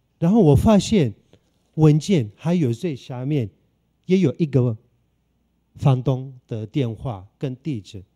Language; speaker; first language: Chinese; non-native, fluent; Turkish